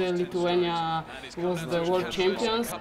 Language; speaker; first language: English; non-native, learner; Polish